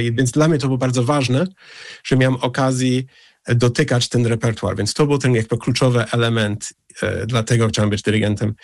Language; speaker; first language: Polish; early bilingual, heritage; English